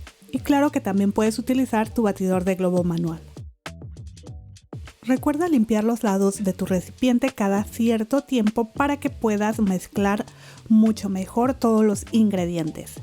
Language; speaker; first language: Spanish; native; Spanish